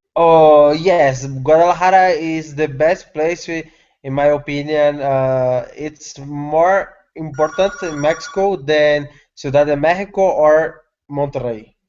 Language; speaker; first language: English; non-native, learner; Portuguese